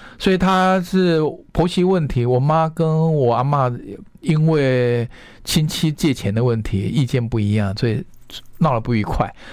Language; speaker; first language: Chinese; non-native, local second language; Hakka Chinese